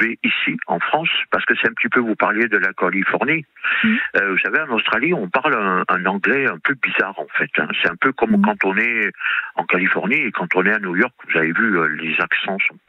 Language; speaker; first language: French; native; French